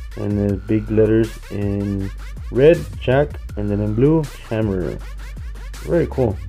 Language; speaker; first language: English; early bilingual, other home language; Spanish